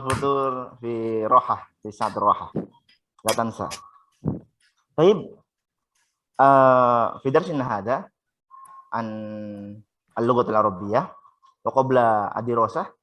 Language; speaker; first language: Arabic; non-native, fluent; Indonesian